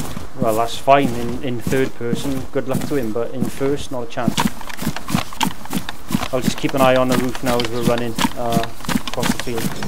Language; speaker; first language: English; native; English